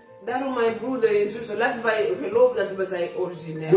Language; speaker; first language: Dutch; non-native, learner; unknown